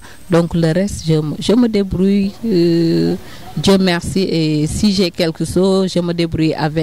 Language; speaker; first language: French; non-native, local second language; Wolof